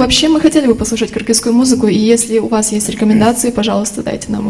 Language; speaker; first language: Russian; native; Russian